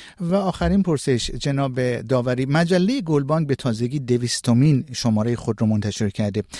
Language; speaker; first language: Persian; native; Persian